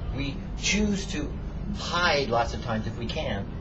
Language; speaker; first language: English; native; English